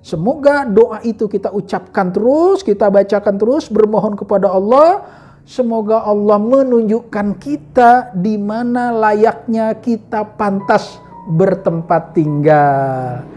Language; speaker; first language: Indonesian; native; Indonesian